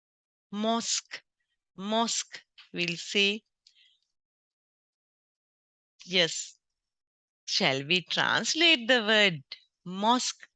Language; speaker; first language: English; non-native, local second language; Sinhala